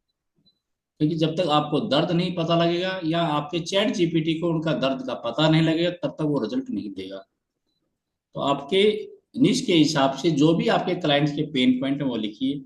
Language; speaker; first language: Hindi; native; Hindi